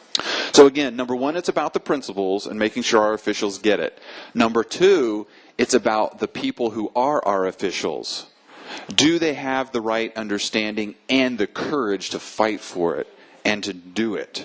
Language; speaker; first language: English; native; English